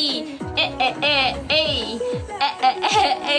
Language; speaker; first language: English; non-native, local second language; Filipino